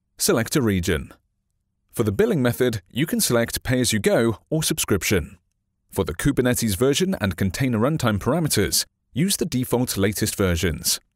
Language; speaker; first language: English; non-native, fluent; Chinese